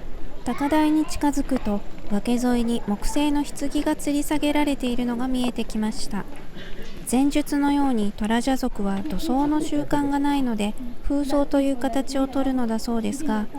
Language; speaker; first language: Japanese; native; Japanese